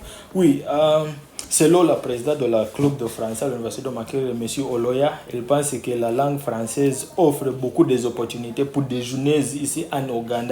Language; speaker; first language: French; non-native, fluent; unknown